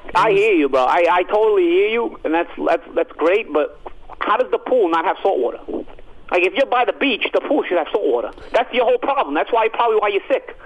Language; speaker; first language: English; early bilingual, other home language; Italian